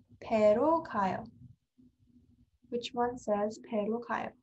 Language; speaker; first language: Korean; non-native, fluent; English